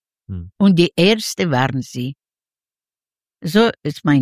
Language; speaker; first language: German; non-native, learner; Russian